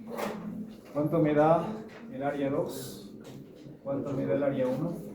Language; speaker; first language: Spanish; native; Spanish